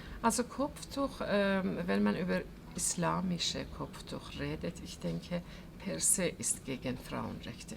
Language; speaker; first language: German; non-native, fluent; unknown